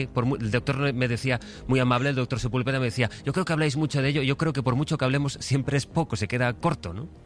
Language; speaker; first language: Spanish; native; Spanish